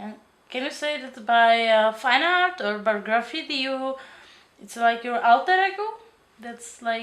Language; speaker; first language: English; non-native, learner; Czech